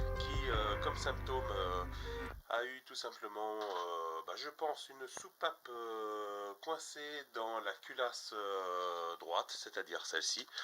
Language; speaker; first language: French; native; French